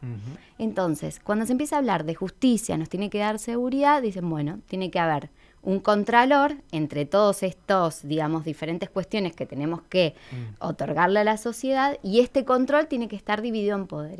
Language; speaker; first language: Spanish; native; Spanish